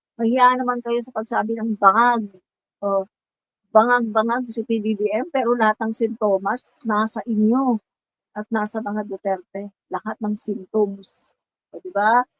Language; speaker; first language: Filipino; non-native, local second language; Cebuano